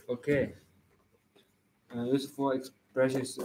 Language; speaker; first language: English; non-native, learner; Chinese